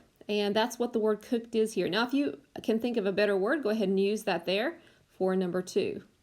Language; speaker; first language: English; native; English